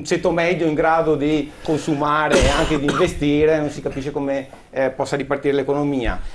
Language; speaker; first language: Italian; native; Italian